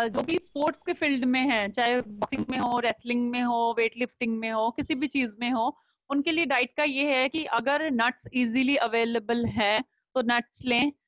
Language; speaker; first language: Hindi; native; Hindi